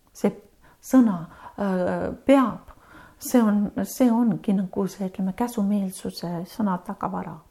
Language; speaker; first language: Estonian; native; Estonian